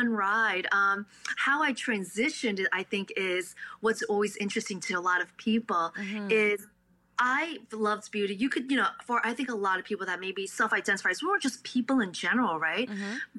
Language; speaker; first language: English; early bilingual, other home language; Cantonese